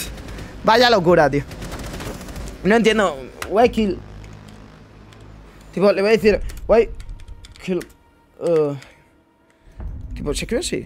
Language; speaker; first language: Spanish; native; Spanish